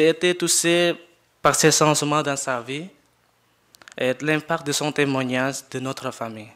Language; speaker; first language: French; non-native, learner; Jarai